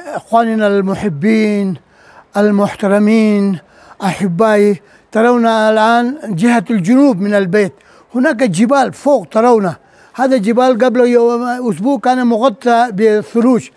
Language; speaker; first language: Arabic; non-native, fluent; Urdu